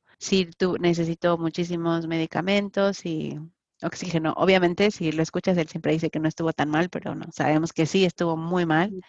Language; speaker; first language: Spanish; native; Spanish